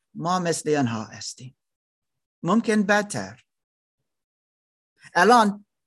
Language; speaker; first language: Persian; non-native, learner; German